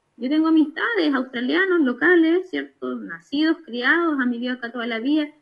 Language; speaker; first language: Spanish; native; Spanish